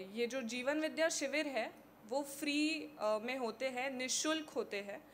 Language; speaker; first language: Hindi; non-native, local second language; Marathi